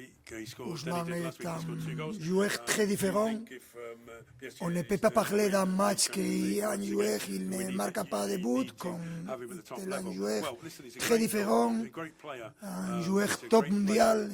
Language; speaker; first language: French; non-native, fluent; Spanish